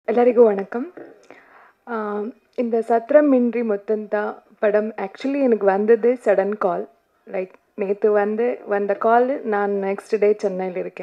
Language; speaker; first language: Tamil; non-native, learner; Kannada